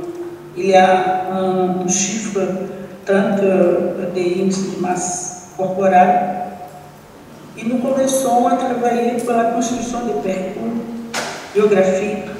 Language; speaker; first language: French; non-native, learner; Portuguese